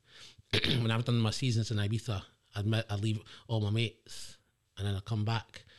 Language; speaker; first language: English; native; English